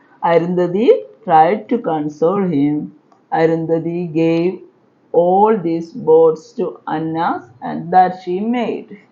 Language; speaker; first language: English; non-native, local second language; Malayalam